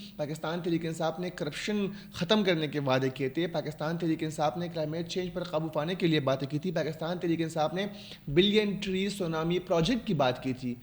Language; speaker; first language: Urdu; non-native, local second language; Pashto